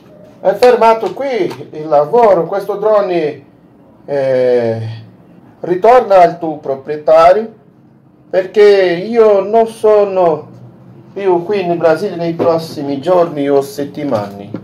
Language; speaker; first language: Italian; non-native, learner; Portuguese